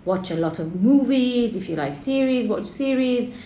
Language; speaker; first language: English; non-native, fluent; Persian